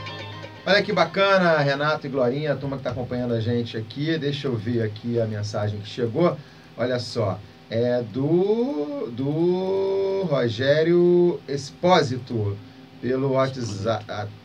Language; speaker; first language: Portuguese; native; Portuguese